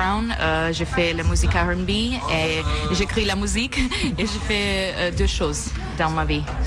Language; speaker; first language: French; non-native, learner; Russian